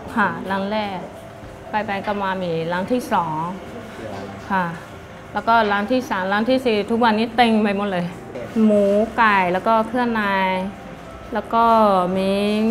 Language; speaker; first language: Thai; non-native, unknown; Karen languages